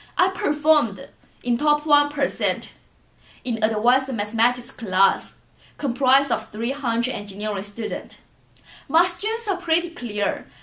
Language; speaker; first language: English; non-native, fluent; Chinese